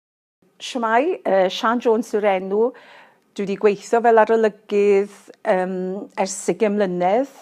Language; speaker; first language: Welsh; native; Welsh